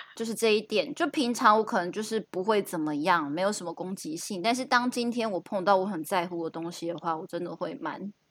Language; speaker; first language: Chinese; non-native, local second language; Min Nan Chinese